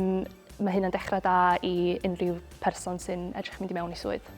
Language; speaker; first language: Welsh; native; Welsh